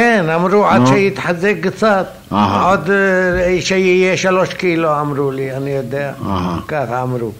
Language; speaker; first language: Hebrew; non-native, fluent; Arabic